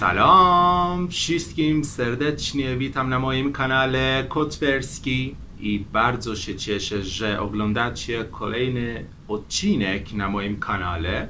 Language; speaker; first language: Polish; non-native, fluent; Persian